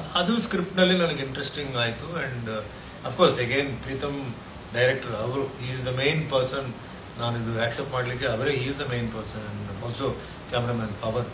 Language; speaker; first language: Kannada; non-native, local second language; Tulu